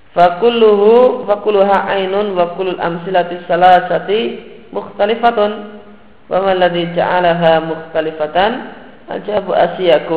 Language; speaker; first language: Arabic; non-native, fluent; Indonesian